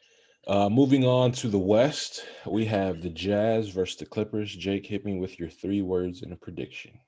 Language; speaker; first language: English; native; English